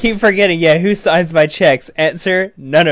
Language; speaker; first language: English; native; English